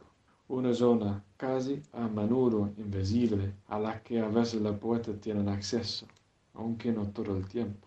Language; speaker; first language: Spanish; non-native, fluent; English